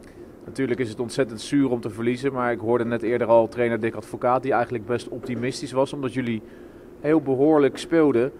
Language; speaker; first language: Dutch; native; Dutch